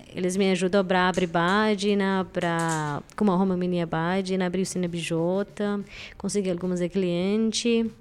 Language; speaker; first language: Portuguese; non-native, fluent; Arabic